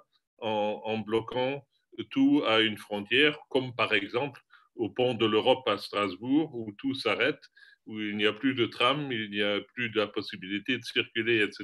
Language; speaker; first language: French; non-native, fluent; German